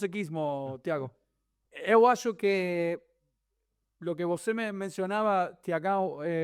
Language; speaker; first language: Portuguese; non-native, learner; Spanish